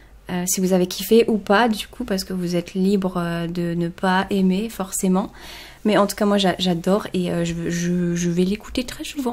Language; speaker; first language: French; native; French